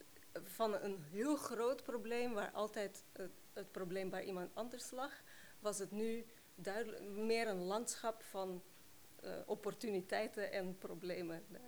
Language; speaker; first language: Dutch; non-native, fluent; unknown